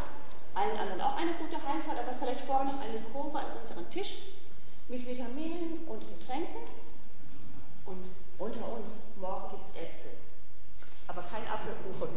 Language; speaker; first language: German; native; German